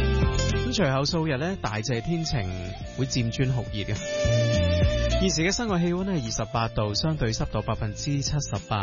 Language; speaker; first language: Chinese; non-native, local second language; Cantonese